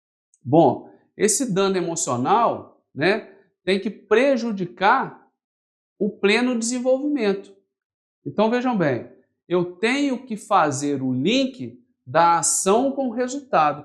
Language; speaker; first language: Portuguese; native; Portuguese